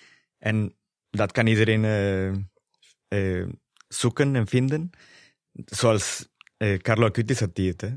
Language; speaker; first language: Dutch; non-native, fluent; Spanish